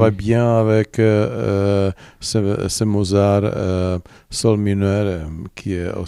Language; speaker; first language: French; non-native, learner; Czech